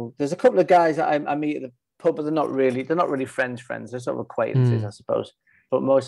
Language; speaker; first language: English; native; English